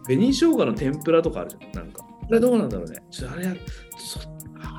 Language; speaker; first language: Japanese; native; Japanese